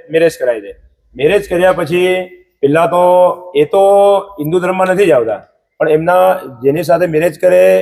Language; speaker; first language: Gujarati; native; Gujarati